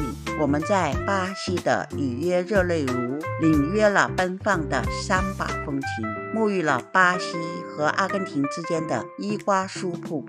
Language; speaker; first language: Chinese; native; Chinese